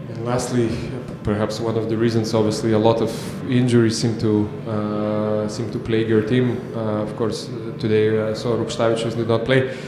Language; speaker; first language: English; non-native, fluent; Lithuanian